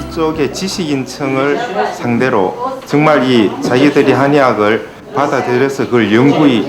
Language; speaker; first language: Korean; native; Korean